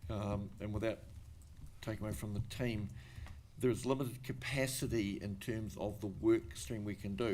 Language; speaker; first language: English; native; English